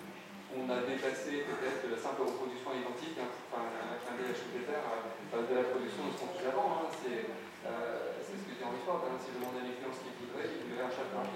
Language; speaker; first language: French; native; French